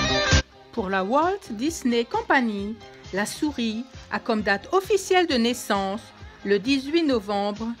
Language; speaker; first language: French; native; French